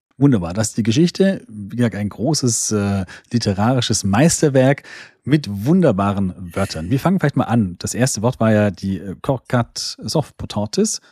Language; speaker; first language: German; native; German